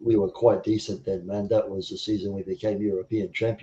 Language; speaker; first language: English; native; English